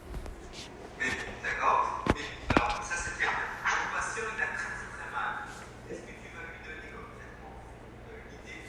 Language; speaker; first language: French; native; French